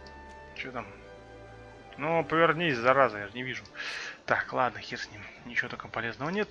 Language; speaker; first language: Russian; native; Russian